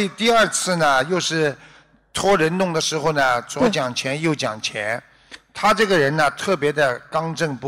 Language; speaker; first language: Chinese; native; Chinese